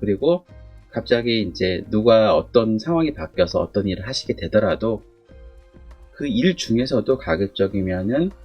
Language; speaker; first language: Korean; native; Korean